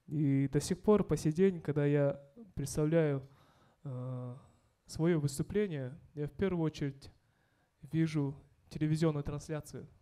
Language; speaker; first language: Russian; non-native, local second language; Kazakh